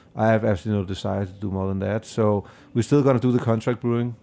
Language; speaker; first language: English; non-native, fluent; Danish